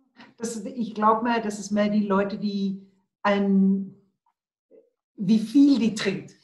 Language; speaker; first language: German; non-native, learner; Afrikaans